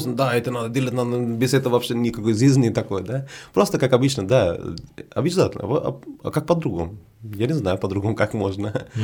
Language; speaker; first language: Russian; non-native, fluent; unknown